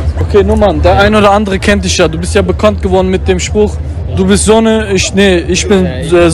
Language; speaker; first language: German; native; German